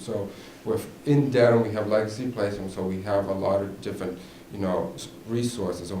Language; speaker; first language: English; native; English